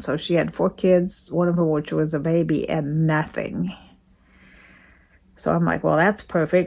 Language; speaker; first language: English; native; English